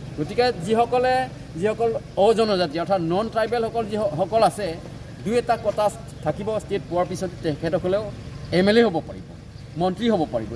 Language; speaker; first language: Assamese; non-native, local second language; Karbi